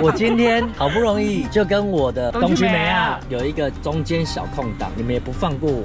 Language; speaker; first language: Chinese; native; Chinese